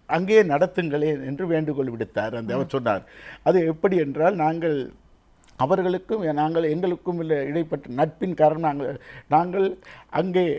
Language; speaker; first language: Tamil; native; Tamil